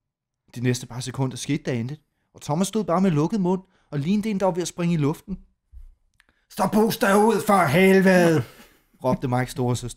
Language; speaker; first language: Danish; native; Danish